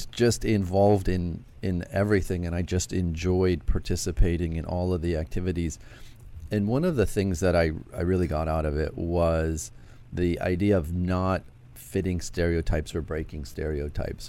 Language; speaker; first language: English; native; English